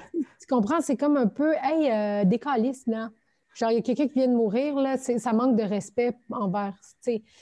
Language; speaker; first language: French; early bilingual, other home language; Turkish